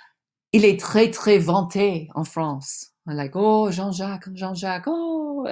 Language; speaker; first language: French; non-native, fluent; English